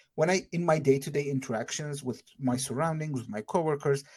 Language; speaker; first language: English; non-native, fluent; Arabic